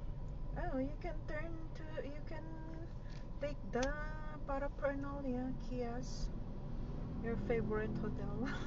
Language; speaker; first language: English; non-native, local second language; Iloko